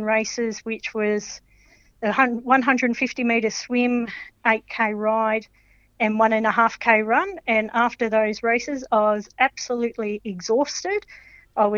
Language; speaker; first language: English; native; English